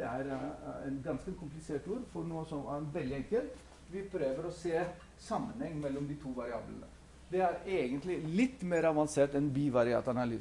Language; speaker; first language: Norwegian; non-native, fluent; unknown